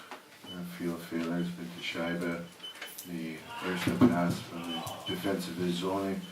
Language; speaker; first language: German; non-native, learner; English